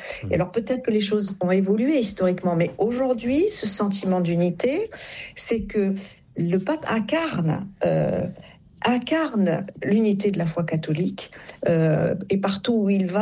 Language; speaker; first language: French; native; French